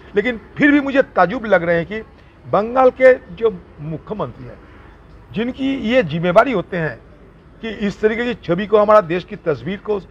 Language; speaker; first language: Hindi; non-native, local second language; Bangla